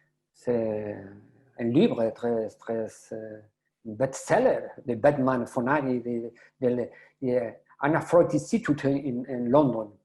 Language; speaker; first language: French; non-native, learner; Spanish